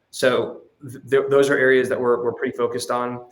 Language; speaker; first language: English; native; English